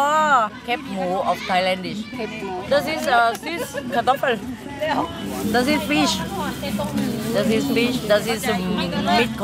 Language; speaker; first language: German; non-native, learner; Thai